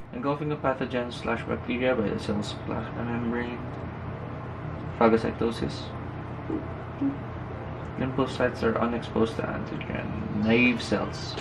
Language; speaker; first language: English; non-native, local second language; Filipino